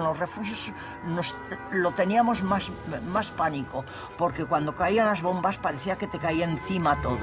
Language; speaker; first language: Spanish; native; Spanish